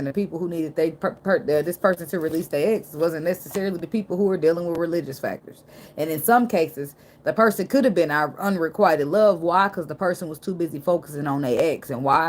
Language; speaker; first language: English; native; English